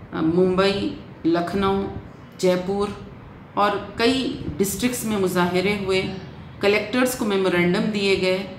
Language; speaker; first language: Urdu; native; Urdu